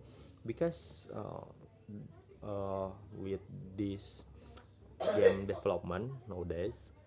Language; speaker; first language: English; non-native, learner; Indonesian